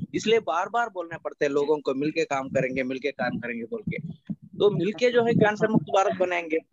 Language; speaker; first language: Hindi; non-native, local second language; Kannada